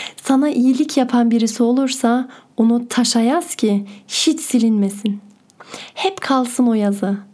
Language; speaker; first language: Turkish; early bilingual, heritage; Turkish